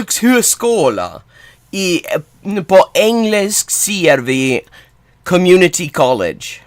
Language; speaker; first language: Swedish; non-native, learner; English